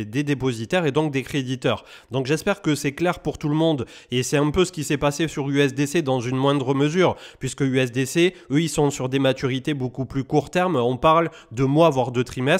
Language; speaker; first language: French; native; French